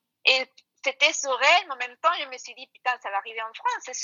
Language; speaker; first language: French; non-native, fluent; Spanish